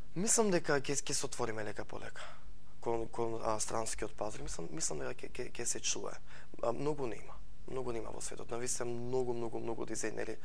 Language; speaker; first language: Macedonian; native; Macedonian